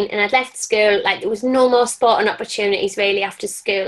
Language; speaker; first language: English; native; English